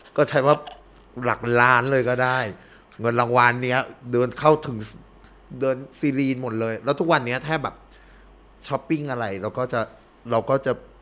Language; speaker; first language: Thai; early bilingual, heritage; Thai